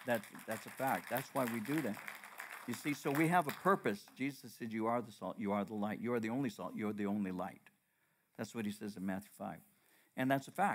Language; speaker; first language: English; native; English